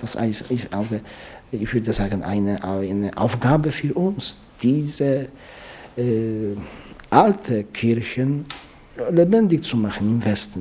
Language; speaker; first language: German; non-native, fluent; Polish